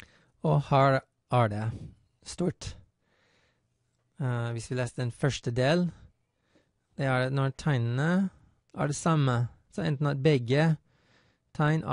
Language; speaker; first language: Norwegian; non-native, fluent; English